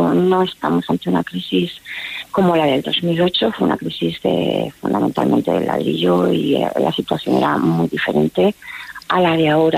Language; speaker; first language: Spanish; native; Spanish